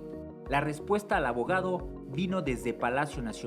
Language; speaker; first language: Spanish; native; Spanish